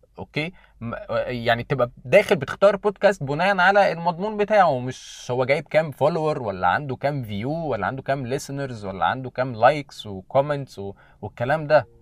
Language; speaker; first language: Arabic; native; Arabic